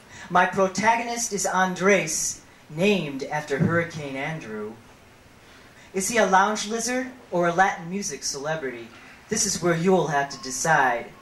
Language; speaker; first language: English; early bilingual, other home language; Spanish